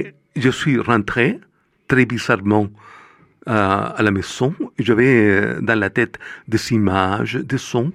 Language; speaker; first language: French; non-native, fluent; Spanish